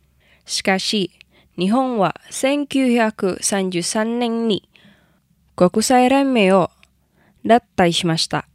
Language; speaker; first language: Japanese; non-native, fluent; Indonesian